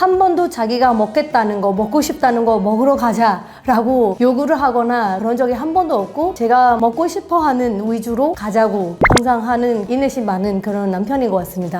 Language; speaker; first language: Korean; non-native, fluent; Burmese